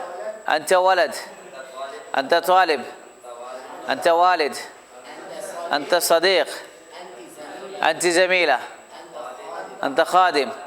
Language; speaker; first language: Arabic; non-native, fluent; Urdu